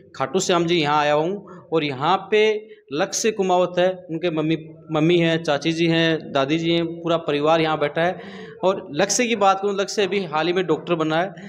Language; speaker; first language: Hindi; native; Hindi